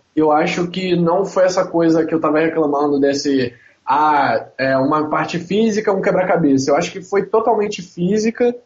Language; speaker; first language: Portuguese; native; Portuguese